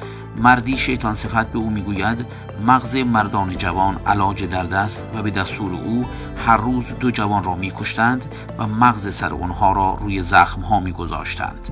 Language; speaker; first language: Persian; native; Persian